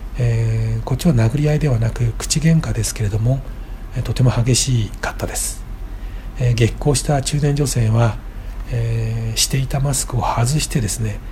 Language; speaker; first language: Japanese; native; Japanese